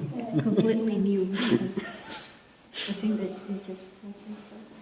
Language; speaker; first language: English; non-native, fluent; Vietnamese